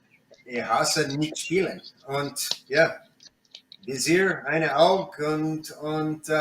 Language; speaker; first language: German; non-native, learner; English